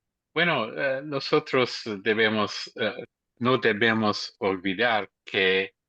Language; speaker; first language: Spanish; early bilingual, heritage; English